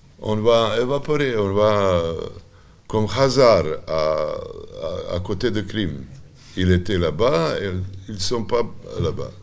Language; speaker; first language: French; non-native, learner; Serbian